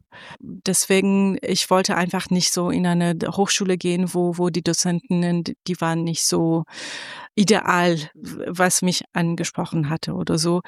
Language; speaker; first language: German; non-native, fluent; Persian